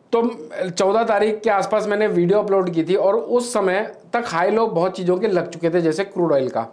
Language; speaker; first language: Hindi; native; Hindi